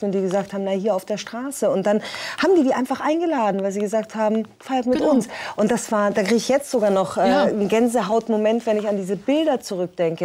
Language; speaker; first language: German; native; German